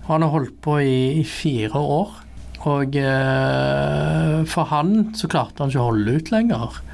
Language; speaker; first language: Norwegian; early bilingual, other home language; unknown